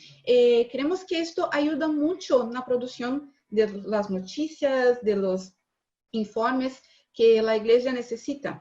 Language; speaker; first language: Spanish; non-native, learner; Portuguese